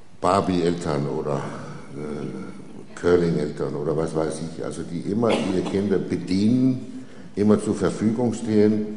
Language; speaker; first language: German; non-native, fluent; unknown